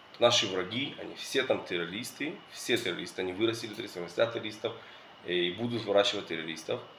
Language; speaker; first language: Russian; early bilingual, heritage; Russian